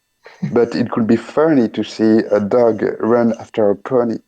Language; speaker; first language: English; non-native, learner; French